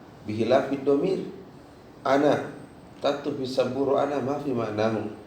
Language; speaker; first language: Arabic; non-native, fluent; Indonesian